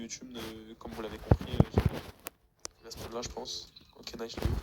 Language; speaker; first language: French; native; French